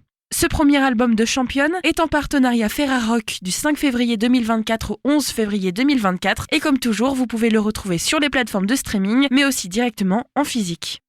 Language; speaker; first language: French; native; French